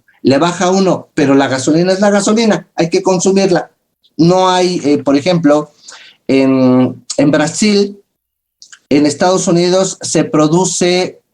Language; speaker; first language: Spanish; native; Spanish